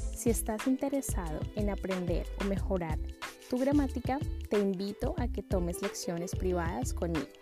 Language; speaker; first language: Spanish; native; Spanish